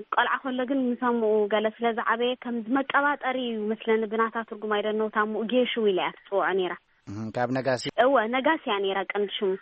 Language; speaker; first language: Tigrinya; non-native, local second language; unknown